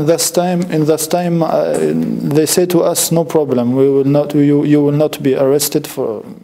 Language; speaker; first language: English; non-native, learner; French